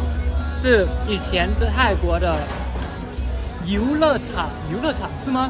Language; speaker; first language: Chinese; non-native, learner; Thai